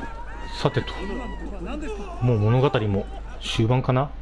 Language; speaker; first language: Japanese; native; Japanese